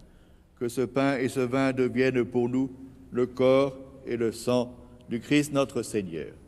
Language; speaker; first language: French; native; French